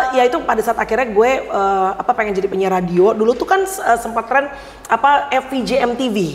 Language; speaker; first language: Indonesian; native; Indonesian